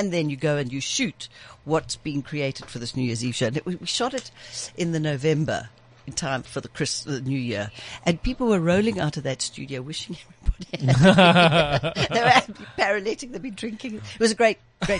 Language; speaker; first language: English; native; English